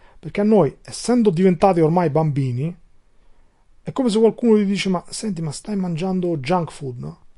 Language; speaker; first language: Italian; non-native, fluent; Albanian